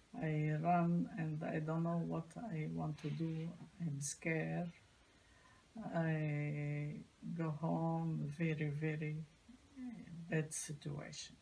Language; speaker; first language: English; non-native, learner; Arabic